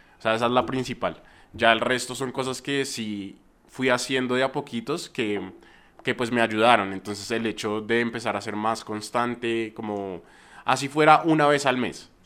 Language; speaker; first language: Spanish; native; Spanish